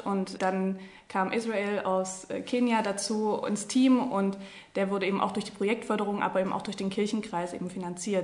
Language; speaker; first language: German; native; German